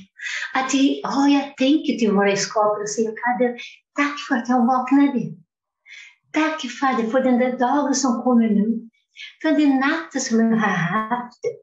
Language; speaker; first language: Swedish; non-native, fluent; Portuguese